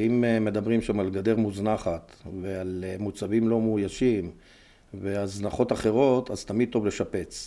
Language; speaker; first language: Hebrew; native; Hebrew